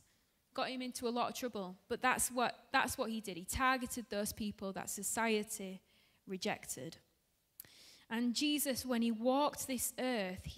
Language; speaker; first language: English; native; English